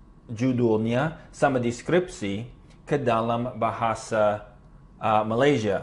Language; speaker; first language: Indonesian; non-native, fluent; English